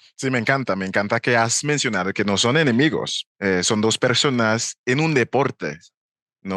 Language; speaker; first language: Spanish; non-native, fluent; English